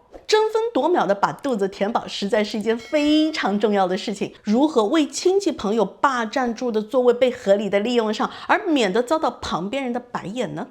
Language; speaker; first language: Chinese; native; Chinese